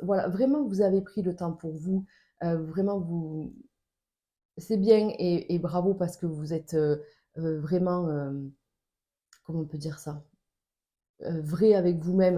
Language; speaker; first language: French; native; French